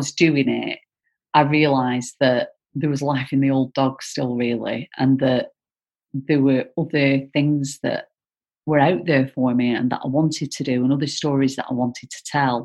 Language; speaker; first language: English; native; English